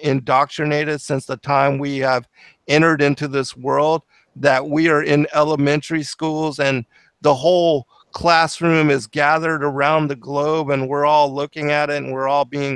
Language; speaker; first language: English; native; English